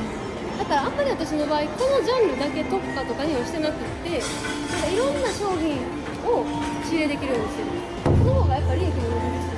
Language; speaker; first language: Japanese; native; Japanese